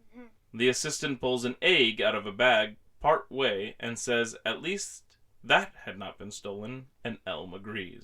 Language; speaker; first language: English; native; English